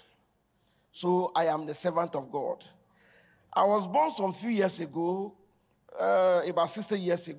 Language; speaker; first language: English; non-native, local second language; Akan